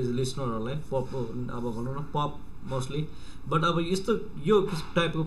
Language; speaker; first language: Nepali; native; Nepali